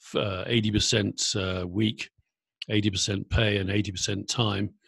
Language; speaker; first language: English; native; English